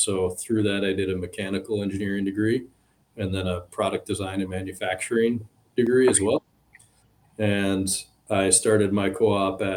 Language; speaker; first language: English; native; English